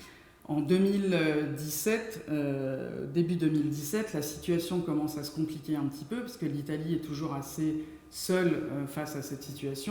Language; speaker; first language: French; native; French